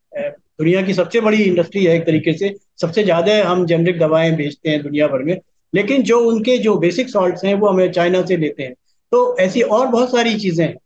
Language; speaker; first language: Hindi; native; Hindi